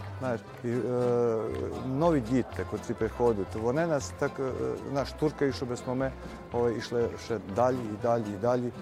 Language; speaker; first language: Ukrainian; early bilingual, heritage; Ukrainian